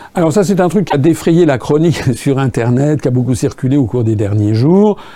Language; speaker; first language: French; native; French